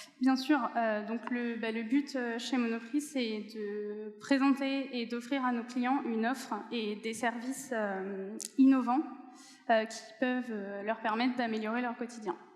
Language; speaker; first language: French; native; French